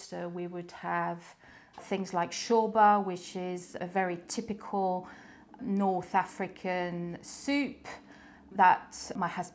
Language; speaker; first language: English; non-native, fluent; French